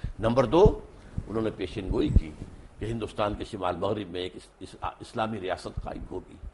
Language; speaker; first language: Urdu; native; Urdu